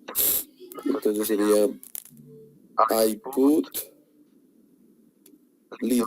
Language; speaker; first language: English; non-native, learner; Spanish